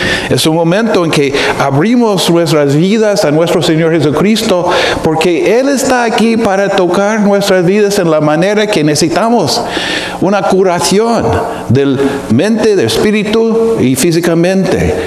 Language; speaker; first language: Spanish; non-native, fluent; English